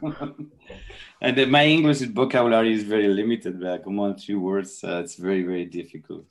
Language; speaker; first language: English; non-native, fluent; Spanish